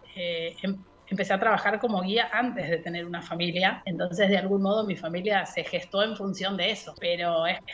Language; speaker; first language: Spanish; native; Spanish